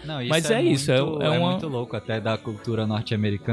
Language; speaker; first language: Portuguese; native; Portuguese